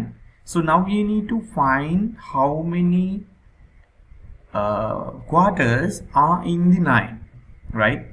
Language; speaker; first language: English; non-native, local second language; Sinhala